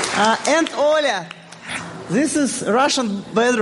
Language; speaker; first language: English; non-native, learner; Russian